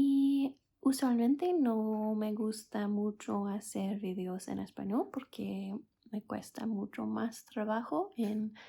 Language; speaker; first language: Spanish; non-native, fluent; English